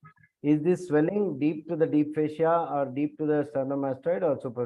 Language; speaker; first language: English; non-native, local second language; Kannada